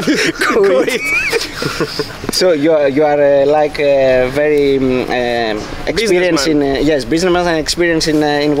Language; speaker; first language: English; non-native, learner; Greek